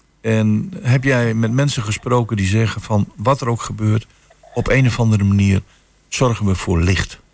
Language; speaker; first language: Dutch; native; Dutch